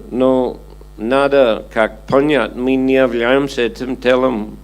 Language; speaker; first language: Russian; non-native, fluent; English